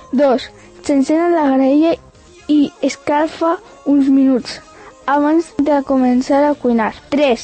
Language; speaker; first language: Catalan; early bilingual, other home language; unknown